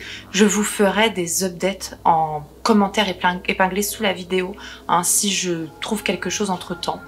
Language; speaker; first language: French; native; French